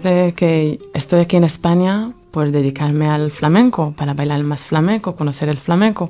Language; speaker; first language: Spanish; non-native, fluent; Hebrew